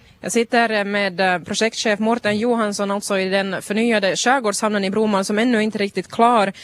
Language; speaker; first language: Swedish; native; Swedish